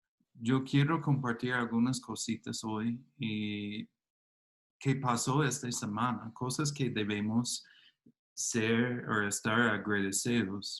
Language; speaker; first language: Spanish; non-native, fluent; English